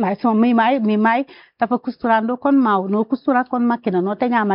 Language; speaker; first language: Portuguese; non-native, learner; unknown